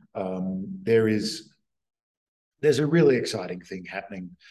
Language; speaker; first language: English; native; English